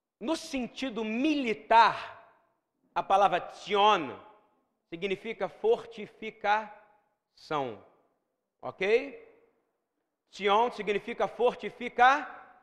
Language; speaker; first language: Portuguese; native; Portuguese